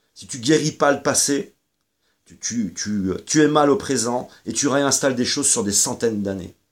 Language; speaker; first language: French; native; French